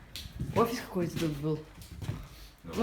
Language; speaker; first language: Russian; native; Russian